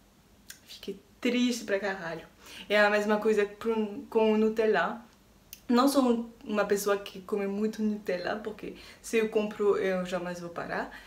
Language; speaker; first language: Portuguese; non-native, learner; French